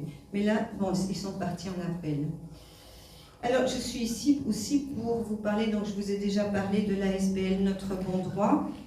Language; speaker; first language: French; native; French